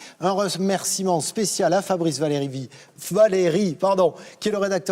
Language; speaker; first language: French; native; French